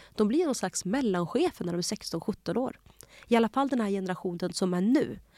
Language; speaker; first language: Swedish; early bilingual, other home language; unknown